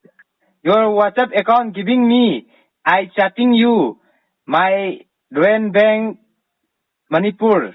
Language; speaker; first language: English; non-native, learner; Manipuri